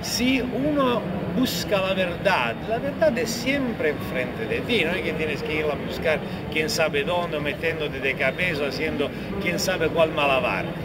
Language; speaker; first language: Spanish; non-native, fluent; Italian